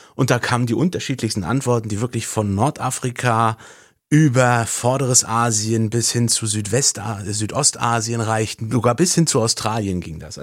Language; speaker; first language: German; native; German